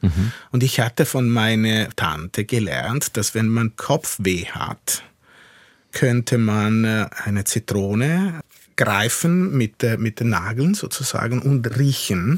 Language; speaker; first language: German; non-native, fluent; Italian